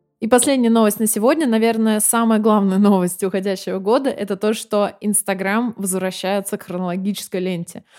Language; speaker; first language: Russian; native; Russian